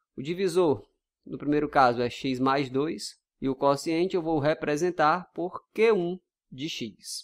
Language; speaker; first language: Portuguese; native; Portuguese